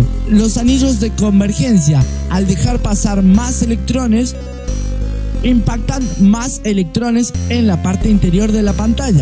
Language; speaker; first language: Spanish; native; Spanish